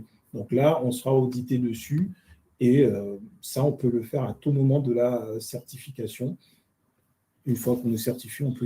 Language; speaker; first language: French; native; French